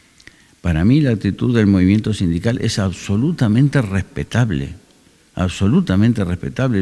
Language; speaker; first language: Spanish; native; Spanish